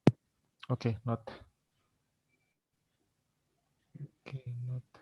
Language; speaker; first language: English; non-native, learner; Indonesian